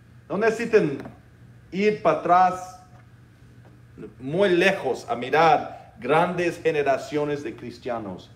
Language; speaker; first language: Spanish; non-native, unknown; English